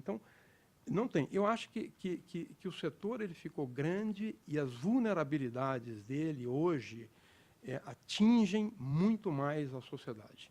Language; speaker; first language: Portuguese; native; Portuguese